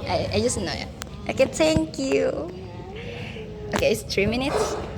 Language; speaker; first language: English; non-native, learner; Indonesian